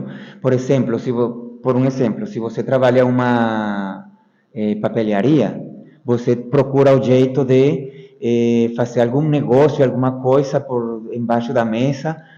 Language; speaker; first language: Portuguese; non-native, fluent; Spanish